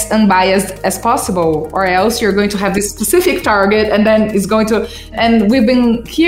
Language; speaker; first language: English; non-native, fluent; Portuguese